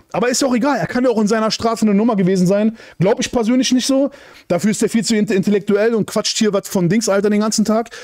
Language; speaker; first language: German; native; German